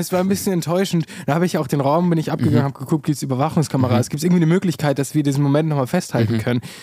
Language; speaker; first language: German; native; German